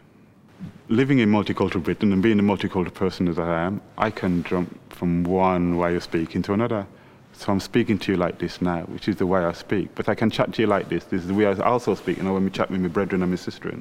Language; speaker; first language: English; native; English